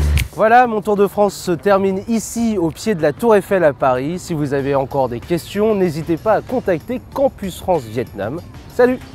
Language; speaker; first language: French; native; French